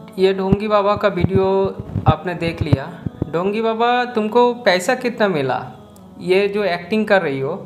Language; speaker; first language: Hindi; non-native, local second language; Bangla